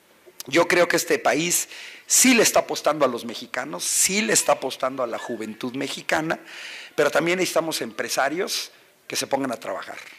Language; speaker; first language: Spanish; native; Spanish